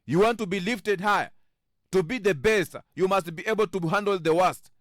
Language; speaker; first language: English; non-native, local second language; Swahili